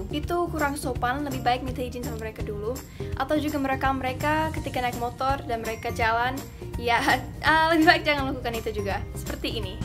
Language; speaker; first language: Indonesian; non-native, fluent; English